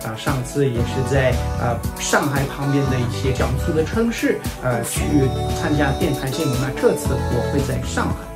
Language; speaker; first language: Chinese; non-native, fluent; French